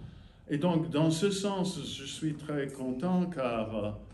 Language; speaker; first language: French; non-native, fluent; English